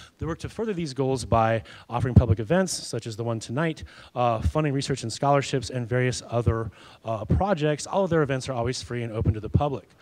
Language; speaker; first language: English; native; English